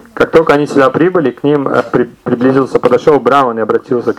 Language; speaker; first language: Russian; native; Russian